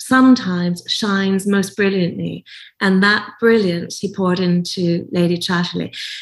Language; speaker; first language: English; native; English